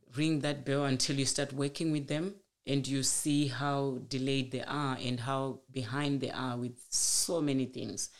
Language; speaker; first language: English; non-native, local second language; Shona